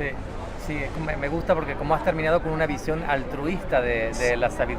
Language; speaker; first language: Spanish; native; Spanish